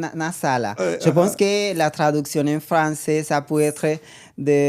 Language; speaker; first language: French; non-native, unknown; Spanish